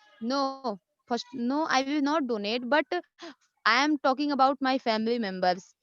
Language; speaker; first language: English; non-native, learner; Hindi